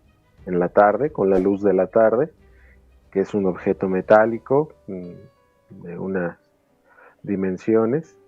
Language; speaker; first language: Spanish; native; Spanish